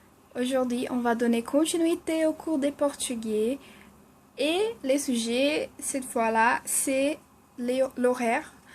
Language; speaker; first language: French; non-native, fluent; Portuguese